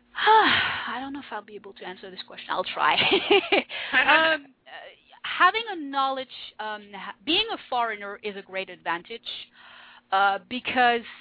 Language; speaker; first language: English; non-native, fluent; French